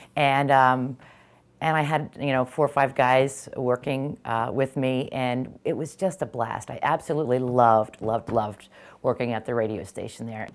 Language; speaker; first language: English; native; English